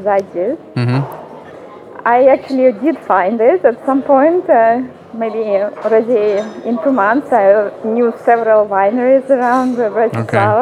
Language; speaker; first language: English; non-native, fluent; Russian